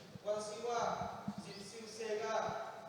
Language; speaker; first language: Japanese; non-native, learner; Vietnamese